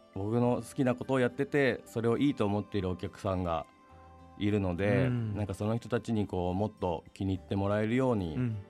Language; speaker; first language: Japanese; native; Japanese